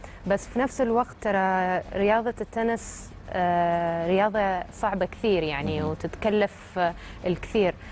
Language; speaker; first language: Arabic; native; Arabic